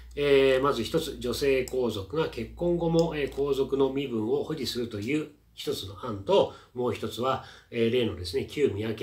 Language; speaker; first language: Japanese; native; Japanese